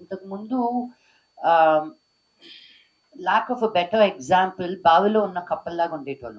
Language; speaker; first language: Telugu; native; Telugu